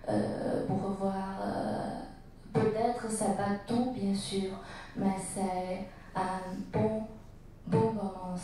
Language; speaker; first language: French; non-native, learner; Chinese